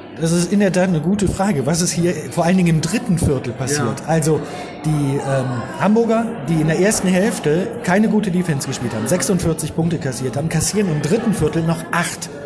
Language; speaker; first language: German; native; German